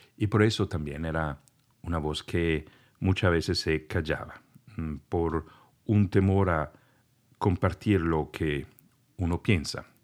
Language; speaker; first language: Spanish; non-native, fluent; Italian